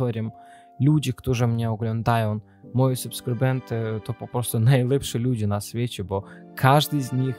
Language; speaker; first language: Polish; non-native, learner; Azerbaijani